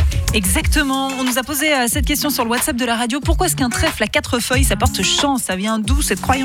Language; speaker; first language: French; native; French